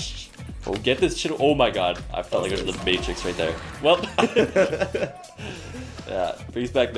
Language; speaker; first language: English; native; English